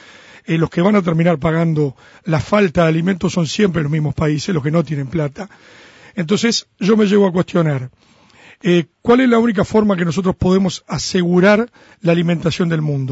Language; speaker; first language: Spanish; native; Spanish